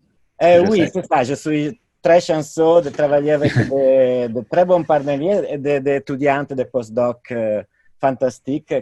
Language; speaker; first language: French; non-native, fluent; Italian